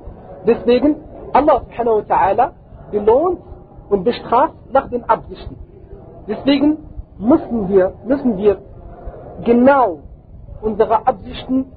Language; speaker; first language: German; non-native, fluent; Arabic